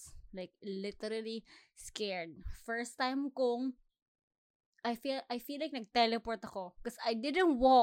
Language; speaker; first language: English; non-native, local second language; Filipino